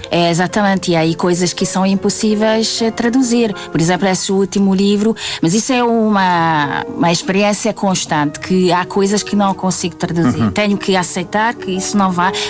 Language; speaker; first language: Portuguese; non-native, fluent; Hungarian